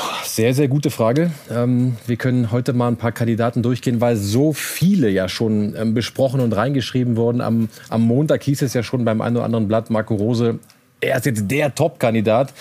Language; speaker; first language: German; native; German